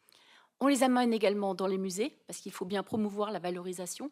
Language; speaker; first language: French; native; French